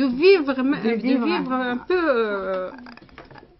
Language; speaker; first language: French; non-native, learner; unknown